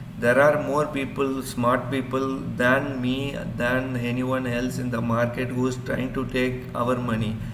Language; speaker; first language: English; non-native, local second language; Urdu